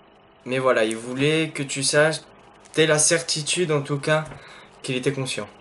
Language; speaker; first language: French; native; French